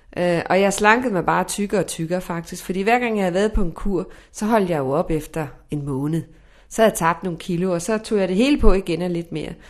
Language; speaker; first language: Danish; native; Danish